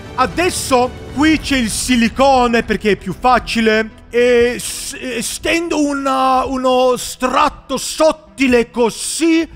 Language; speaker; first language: Italian; non-native, learner; Swedish